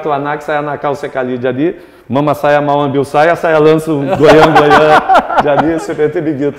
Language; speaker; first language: Indonesian; non-native, fluent; Portuguese